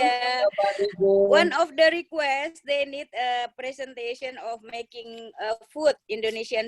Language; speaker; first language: English; non-native, learner; Indonesian